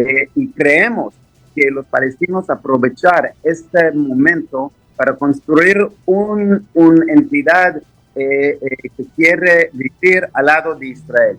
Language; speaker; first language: Spanish; non-native, fluent; Hebrew